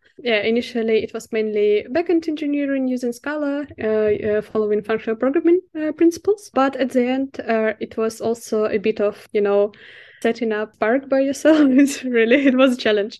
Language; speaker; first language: English; non-native, fluent; Russian